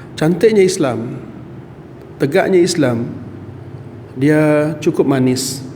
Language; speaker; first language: Malay; non-native, local second language; Iban